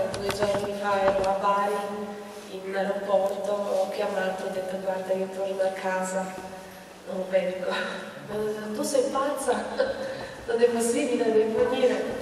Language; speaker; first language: Italian; non-native, fluent; Polish